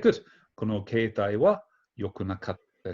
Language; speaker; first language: Japanese; non-native, fluent; English